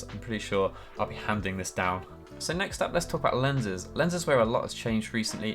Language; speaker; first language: English; native; English